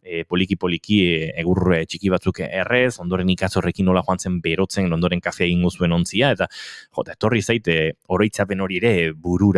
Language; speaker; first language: Basque; native; Basque